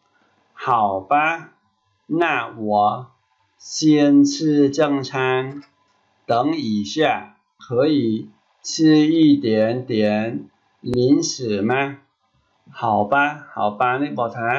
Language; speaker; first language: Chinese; non-native, fluent; Khmer